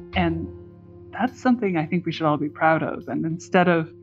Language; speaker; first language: English; native; English